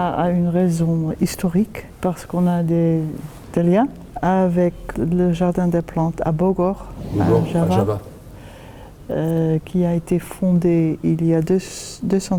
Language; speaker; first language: French; non-native, fluent; Dutch